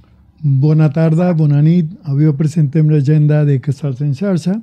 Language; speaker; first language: Catalan; non-native, learner; Spanish